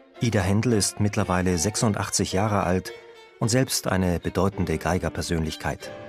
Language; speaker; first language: German; native; German